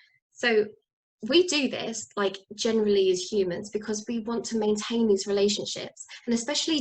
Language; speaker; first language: English; native; English